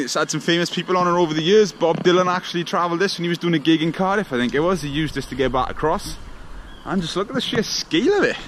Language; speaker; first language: English; native; English